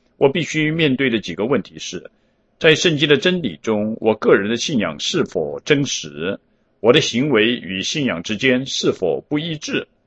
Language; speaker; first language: Chinese; early bilingual, heritage; Chinese